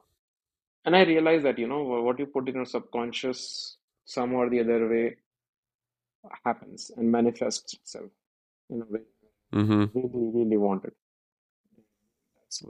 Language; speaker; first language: English; non-native, local second language; Hindi